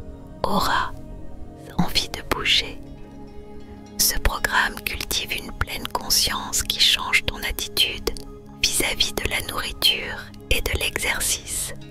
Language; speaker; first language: French; native; French